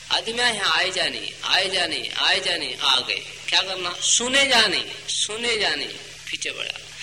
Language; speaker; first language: Urdu; native; Urdu